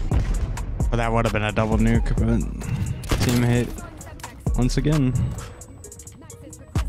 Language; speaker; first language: English; native; English